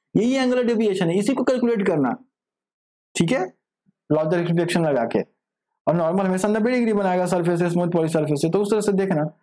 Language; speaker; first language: Hindi; native; Hindi